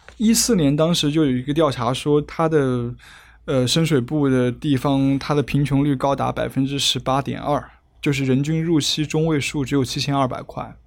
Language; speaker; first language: Chinese; native; Chinese